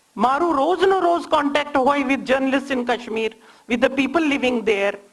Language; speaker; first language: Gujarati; non-native, local second language; Kashmiri